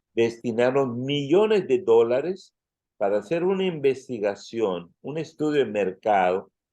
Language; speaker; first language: Spanish; native; Spanish